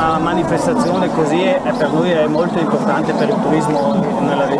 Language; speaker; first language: Italian; non-native, local second language; German